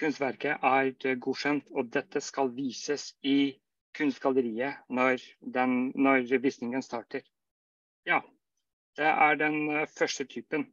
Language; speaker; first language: Norwegian; non-native, fluent; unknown